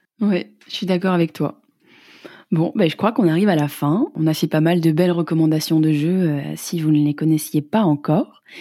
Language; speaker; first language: French; native; French